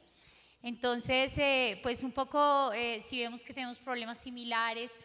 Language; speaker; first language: Spanish; native; Spanish